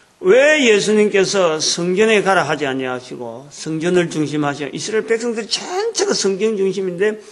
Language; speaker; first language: Korean; native; Korean